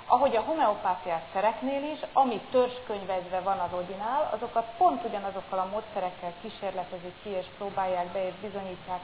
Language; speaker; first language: Hungarian; native; Hungarian